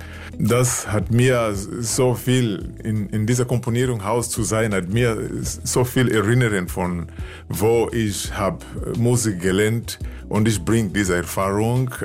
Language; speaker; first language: German; non-native, learner; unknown